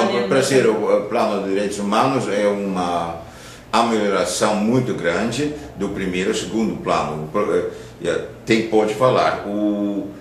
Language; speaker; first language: Portuguese; non-native, fluent; Dutch